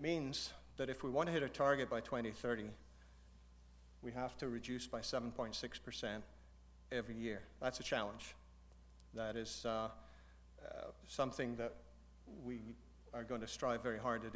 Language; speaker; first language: English; native; English